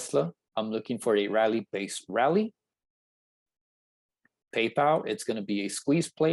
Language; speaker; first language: English; native; English